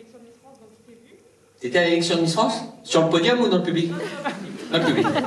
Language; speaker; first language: French; native; French